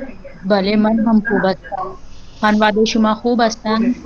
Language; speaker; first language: Persian; non-native, learner; Urdu